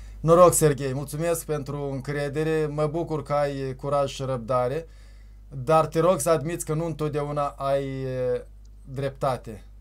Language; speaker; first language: Romanian; native; Romanian